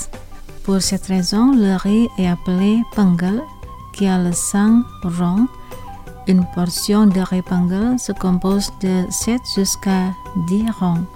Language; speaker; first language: French; non-native, fluent; Indonesian